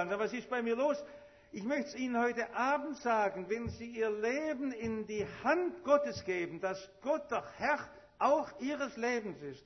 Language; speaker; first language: German; native; German